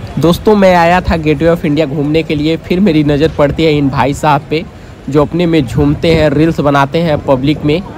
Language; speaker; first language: Hindi; native; Hindi